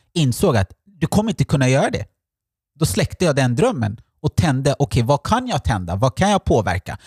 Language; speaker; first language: Swedish; early bilingual, other home language; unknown